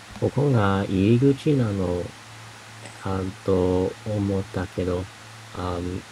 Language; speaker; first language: Japanese; non-native, learner; English